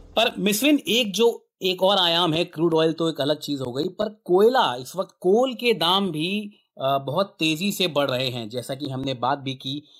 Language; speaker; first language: Hindi; native; Hindi